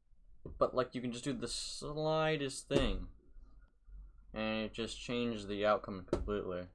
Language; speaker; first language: English; native; English